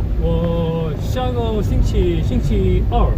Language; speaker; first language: Chinese; non-native, fluent; Korean